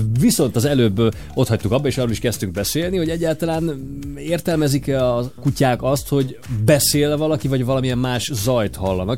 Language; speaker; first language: Hungarian; native; Hungarian